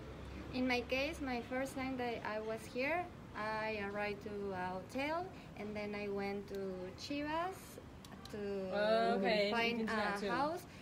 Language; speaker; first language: English; non-native, learner; Spanish